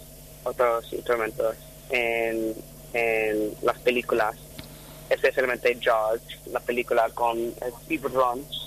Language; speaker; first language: Spanish; non-native, fluent; English